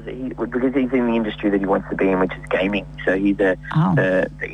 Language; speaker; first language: English; native; English